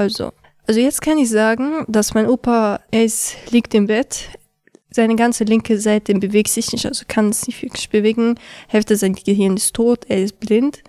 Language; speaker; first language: German; early bilingual, other home language; Chechen